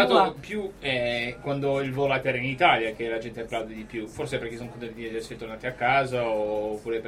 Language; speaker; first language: Italian; non-native, fluent; English